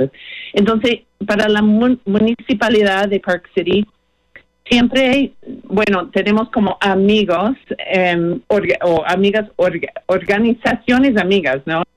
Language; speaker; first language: Spanish; non-native, fluent; English